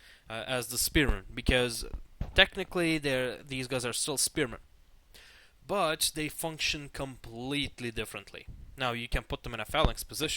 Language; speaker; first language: English; non-native, fluent; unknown